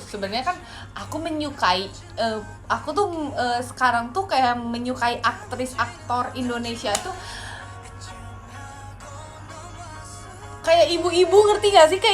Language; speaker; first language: Indonesian; native; Indonesian